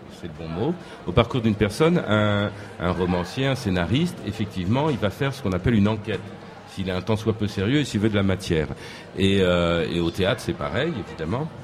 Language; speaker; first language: French; native; French